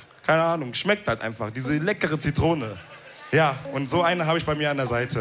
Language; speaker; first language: German; early bilingual, other home language; Wolof